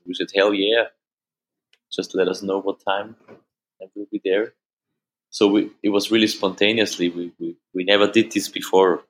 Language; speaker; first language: English; non-native, fluent; German